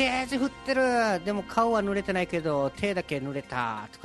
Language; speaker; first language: Japanese; native; Japanese